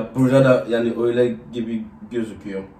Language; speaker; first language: Turkish; non-native, learner; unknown